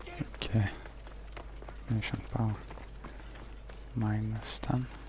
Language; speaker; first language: English; non-native, learner; Lithuanian